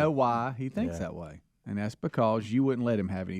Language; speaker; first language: English; native; English